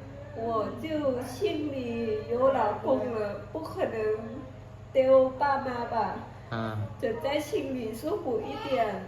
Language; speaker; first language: Chinese; non-native, learner; Lao